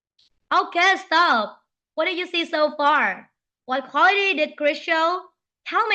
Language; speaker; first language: English; non-native, fluent; Vietnamese